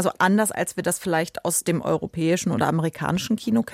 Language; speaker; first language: German; native; German